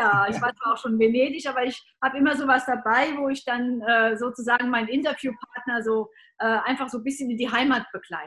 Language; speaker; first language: German; native; German